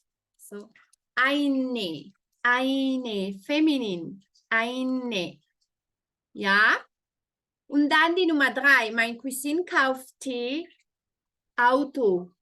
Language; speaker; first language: German; non-native, fluent; Spanish